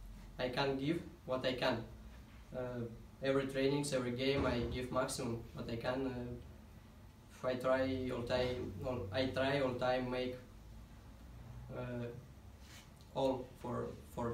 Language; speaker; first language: English; non-native, learner; Russian